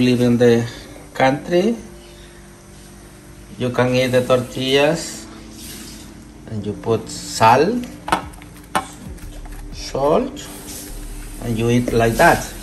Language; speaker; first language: English; non-native, learner; Spanish